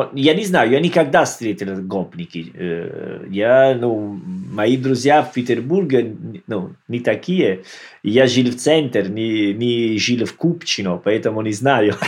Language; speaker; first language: Russian; non-native, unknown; Italian